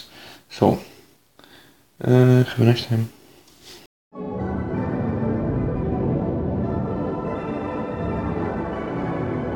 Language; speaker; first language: English; non-native, fluent; Polish